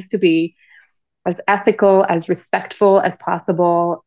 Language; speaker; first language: English; non-native, fluent; French